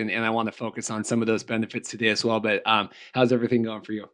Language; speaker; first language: English; native; English